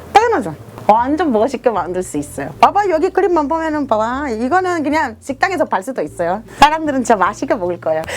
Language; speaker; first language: Korean; non-native, fluent; Spanish